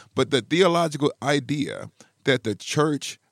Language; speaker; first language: English; native; English